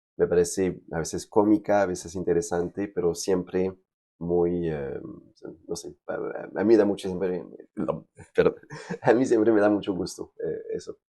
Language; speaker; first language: Spanish; non-native, fluent; French